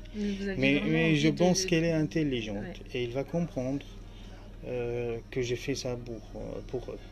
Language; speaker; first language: French; non-native, fluent; Arabic